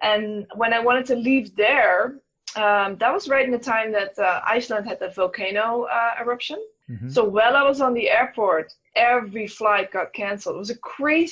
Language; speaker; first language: English; non-native, fluent; Dutch